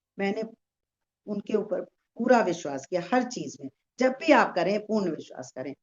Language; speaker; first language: Hindi; native; Hindi